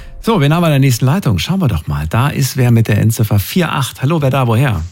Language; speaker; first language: German; native; German